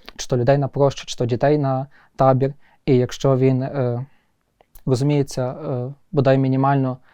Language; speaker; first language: Ukrainian; native; Ukrainian